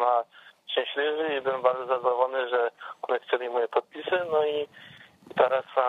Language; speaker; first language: Polish; early bilingual, heritage; English